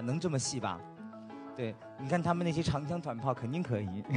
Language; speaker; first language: Chinese; native; Chinese